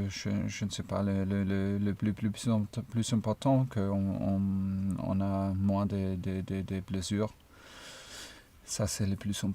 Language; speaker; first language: French; non-native, fluent; German